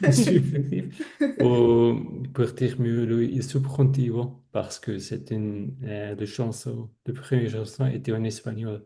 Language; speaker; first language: French; non-native, local second language; Swiss German